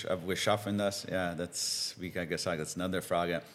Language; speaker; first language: German; non-native, learner; English